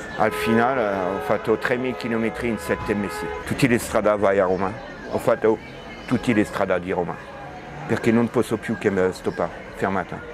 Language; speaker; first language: Italian; non-native, learner; French